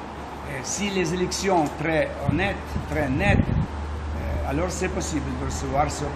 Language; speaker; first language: French; non-native, learner; Russian